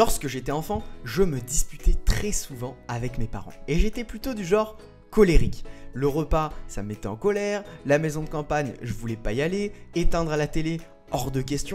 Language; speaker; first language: French; native; French